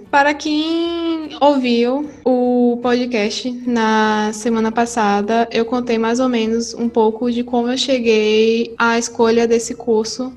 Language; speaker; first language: Portuguese; native; Portuguese